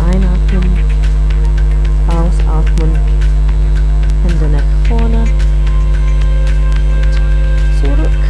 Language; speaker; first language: German; non-native, learner; English